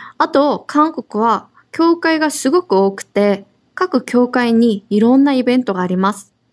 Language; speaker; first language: Japanese; non-native, fluent; Korean